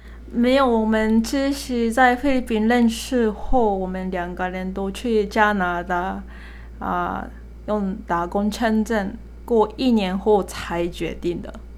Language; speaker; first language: Chinese; non-native, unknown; Japanese